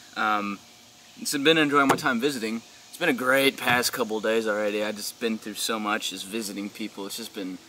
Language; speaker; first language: English; native; English